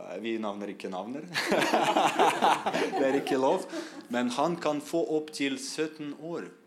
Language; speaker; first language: Norwegian; non-native, learner; Russian